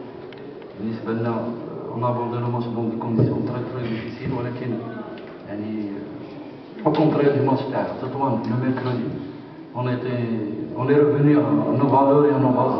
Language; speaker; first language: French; non-native, local second language; Arabic